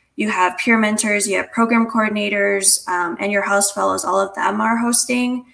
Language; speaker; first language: English; native; English